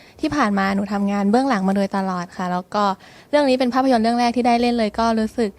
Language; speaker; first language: Thai; native; Thai